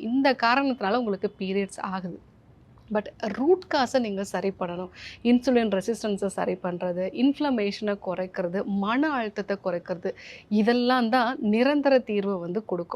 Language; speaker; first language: Tamil; native; Tamil